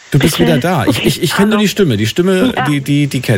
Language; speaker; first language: German; native; German